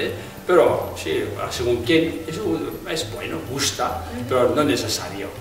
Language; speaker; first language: Spanish; non-native, fluent; Tibetan